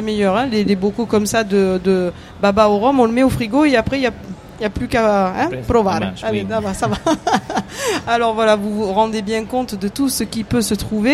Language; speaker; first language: French; native; French